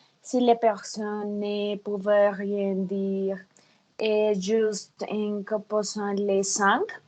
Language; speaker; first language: French; non-native, learner; Spanish